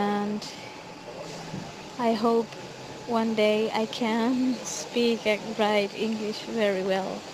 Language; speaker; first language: English; non-native, fluent; Spanish